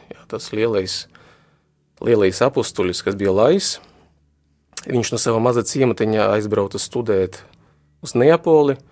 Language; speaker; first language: Latvian; non-native, local second language; Russian